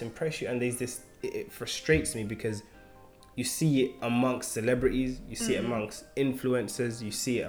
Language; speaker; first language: English; native; English